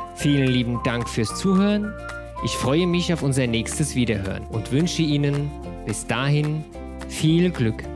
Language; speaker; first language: German; native; German